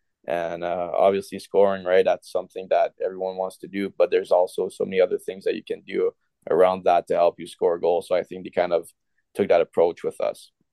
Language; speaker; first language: English; non-native, local second language; French